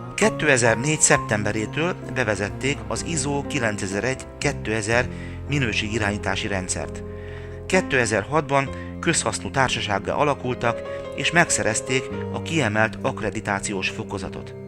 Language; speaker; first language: Hungarian; native; Hungarian